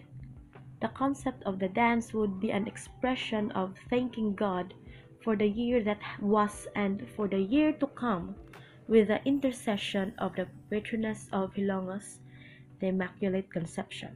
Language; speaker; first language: English; non-native, local second language; Cebuano